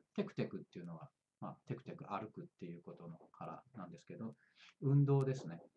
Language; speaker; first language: Japanese; native; Japanese